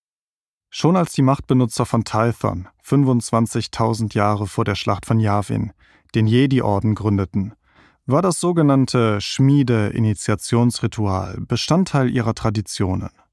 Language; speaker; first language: German; native; German